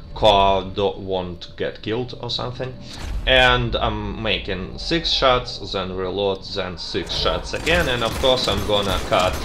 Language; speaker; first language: English; non-native, fluent; Russian